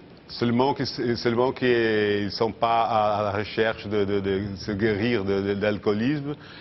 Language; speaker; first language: French; non-native, fluent; Portuguese